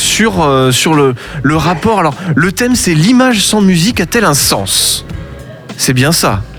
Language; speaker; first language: French; native; French